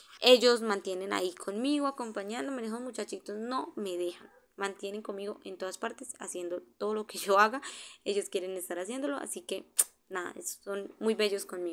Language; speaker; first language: Spanish; native; Spanish